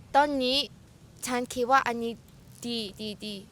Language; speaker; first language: Thai; non-native, learner; Korean